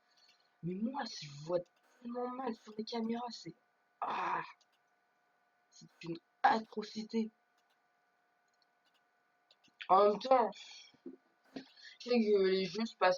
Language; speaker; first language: French; native; French